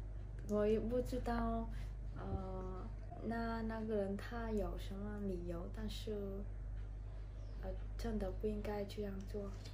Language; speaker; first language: Chinese; non-native, learner; Vietnamese